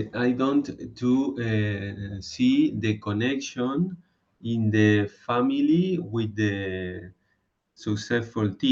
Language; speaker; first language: English; non-native, learner; Spanish